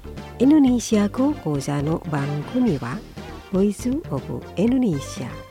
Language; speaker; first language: Japanese; non-native, fluent; Indonesian